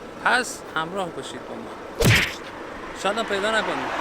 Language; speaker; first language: Persian; native; Persian